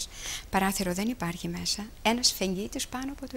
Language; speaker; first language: Greek; native; Greek